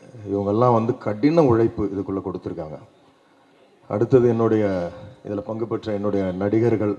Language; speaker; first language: Tamil; native; Tamil